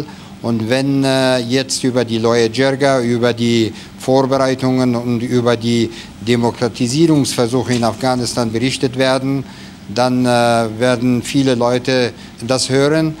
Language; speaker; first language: German; non-native, fluent; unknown